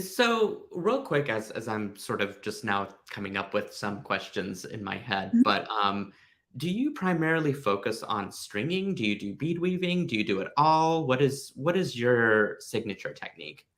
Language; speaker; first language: English; native; English